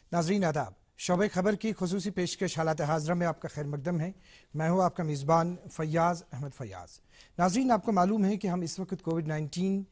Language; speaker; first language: Urdu; non-native, local second language; Kashmiri